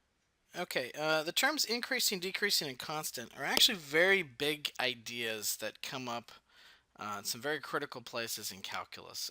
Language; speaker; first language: English; native; English